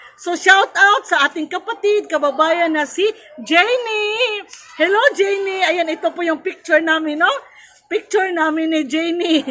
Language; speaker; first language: Filipino; non-native, local second language; Cebuano